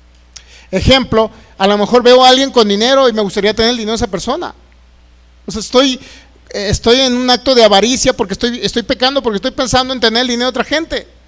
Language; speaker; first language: Spanish; native; Spanish